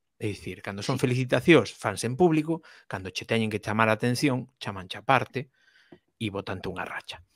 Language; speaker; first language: Galician; non-native, local second language; Spanish